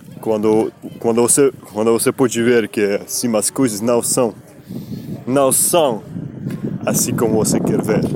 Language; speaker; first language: Portuguese; non-native, learner; Spanish